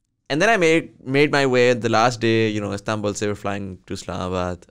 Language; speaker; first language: English; non-native, local second language; Urdu